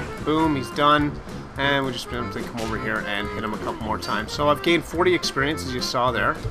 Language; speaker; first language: English; native; English